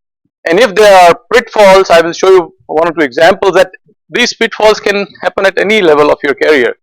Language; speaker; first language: English; non-native, fluent; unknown